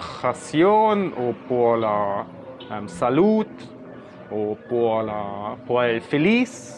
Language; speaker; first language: Spanish; non-native, learner; German